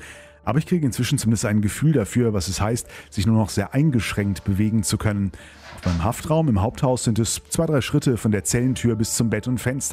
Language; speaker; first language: German; native; German